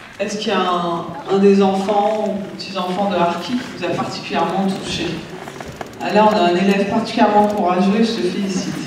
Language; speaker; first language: French; native; French